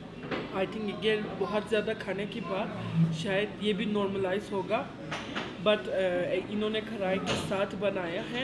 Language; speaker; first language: Hindi; non-native, fluent; Turkish